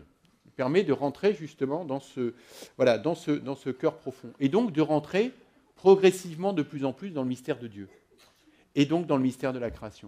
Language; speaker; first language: French; native; French